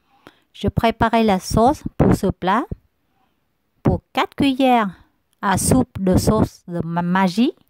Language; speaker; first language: French; non-native, learner; Vietnamese